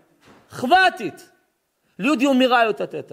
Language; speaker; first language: Russian; early bilingual, heritage; Russian